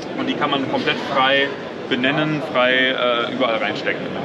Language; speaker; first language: German; native; German